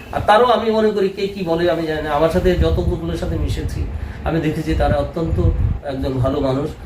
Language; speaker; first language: Bangla; native; Bangla